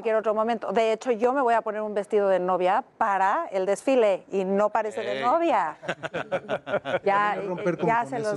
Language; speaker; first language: Spanish; native; Spanish